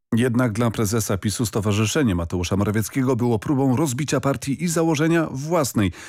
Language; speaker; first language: Polish; native; Polish